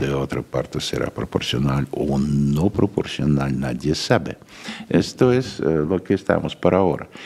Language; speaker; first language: Spanish; non-native, fluent; Russian